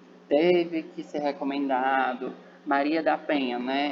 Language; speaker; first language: Portuguese; native; Portuguese